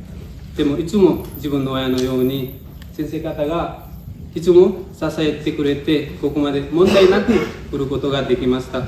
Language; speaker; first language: Japanese; non-native, learner; Nepali